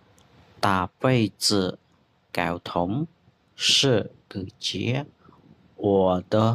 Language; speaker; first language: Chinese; non-native, fluent; Khmer